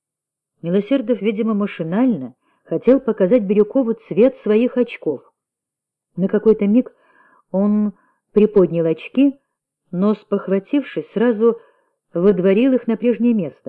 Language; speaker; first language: Russian; native; Russian